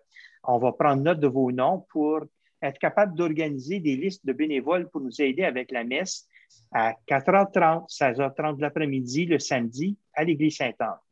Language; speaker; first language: French; native; French